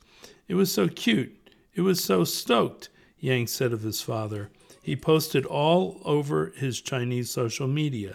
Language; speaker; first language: English; native; English